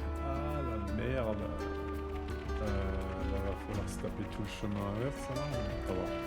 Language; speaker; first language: French; native; French